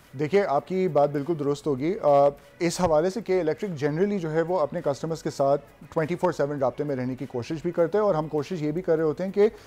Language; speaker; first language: Urdu; native; Urdu